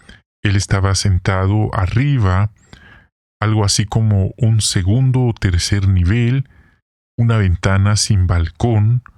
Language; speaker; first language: Spanish; native; Spanish